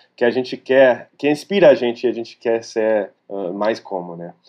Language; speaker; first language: Portuguese; non-native, fluent; English